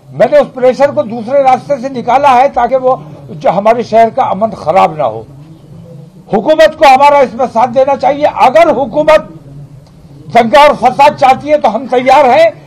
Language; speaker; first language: Hindi; native; Hindi